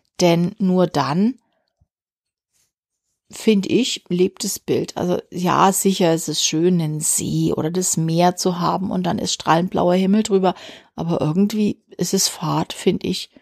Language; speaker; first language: German; native; German